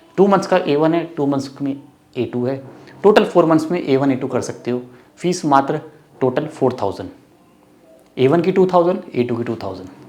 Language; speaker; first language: Hindi; native; Hindi